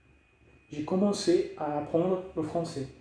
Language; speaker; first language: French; non-native, fluent; Portuguese